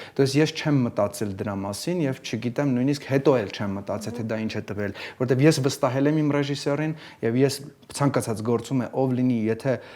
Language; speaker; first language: Armenian; early bilingual, heritage; Armenian